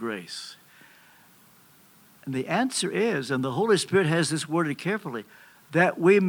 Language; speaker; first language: English; native; English